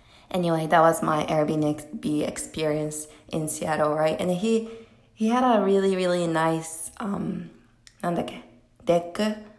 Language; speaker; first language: English; non-native, fluent; Japanese